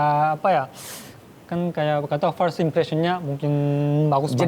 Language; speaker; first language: Indonesian; non-native, fluent; Korean